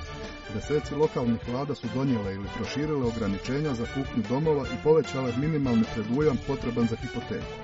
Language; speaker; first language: Serbian; native; Serbian